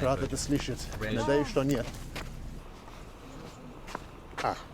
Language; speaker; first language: Russian; non-native, learner; English